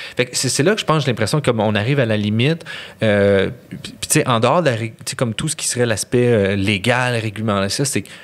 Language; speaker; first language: French; native; French